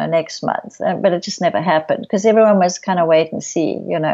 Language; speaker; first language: English; native; English